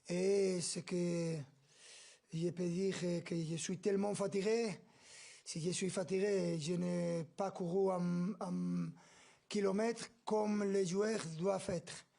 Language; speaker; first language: French; non-native, fluent; Spanish